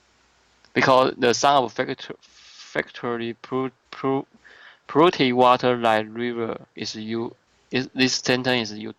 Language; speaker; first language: English; non-native, learner; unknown